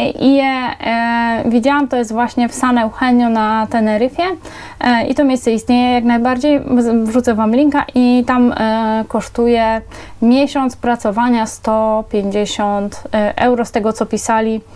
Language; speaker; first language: Polish; native; Polish